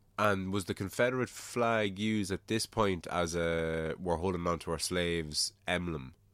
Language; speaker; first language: English; native; English